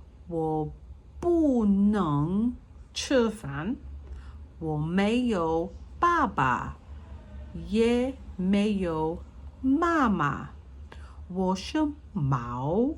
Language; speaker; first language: Chinese; non-native, learner; English